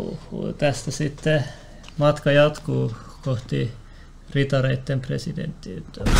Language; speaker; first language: Finnish; native; Finnish